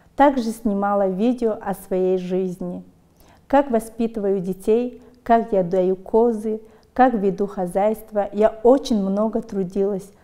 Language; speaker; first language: Russian; non-native, local second language; Tajik